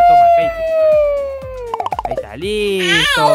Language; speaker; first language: Spanish; native; Spanish